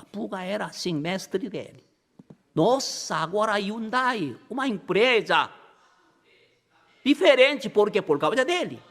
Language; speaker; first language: Portuguese; non-native, learner; Korean